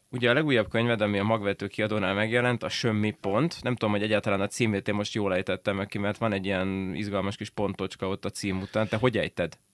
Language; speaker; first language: Hungarian; native; Hungarian